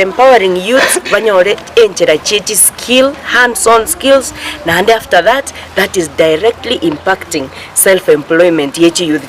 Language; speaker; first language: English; non-native, local second language; Gusii